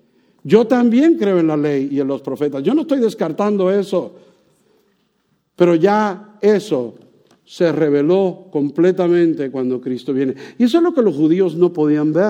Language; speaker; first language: Spanish; native; Spanish